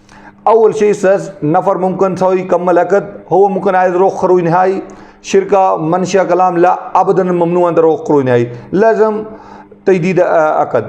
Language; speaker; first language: Arabic; non-native, learner; Urdu